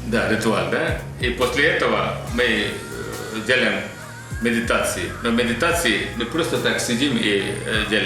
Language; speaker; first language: Russian; non-native, fluent; Nepali